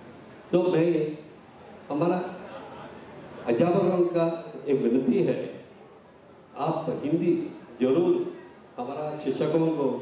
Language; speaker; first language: Hindi; non-native, local second language; Telugu